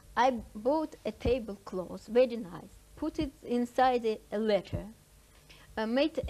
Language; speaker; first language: English; non-native, fluent; Russian